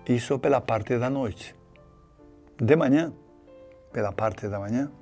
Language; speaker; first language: Portuguese; non-native, fluent; Spanish